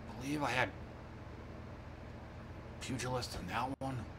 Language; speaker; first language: English; native; English